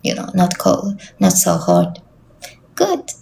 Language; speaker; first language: English; non-native, learner; Japanese